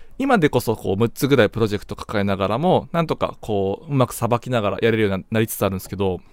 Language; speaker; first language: Japanese; native; Japanese